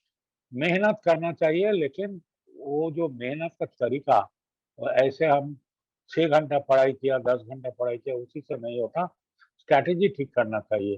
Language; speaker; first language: Hindi; non-native, local second language; Bangla